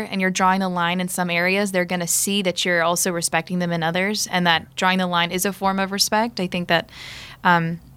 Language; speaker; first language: English; native; English